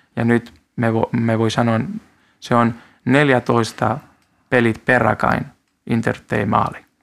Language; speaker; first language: Finnish; non-native, learner; Spanish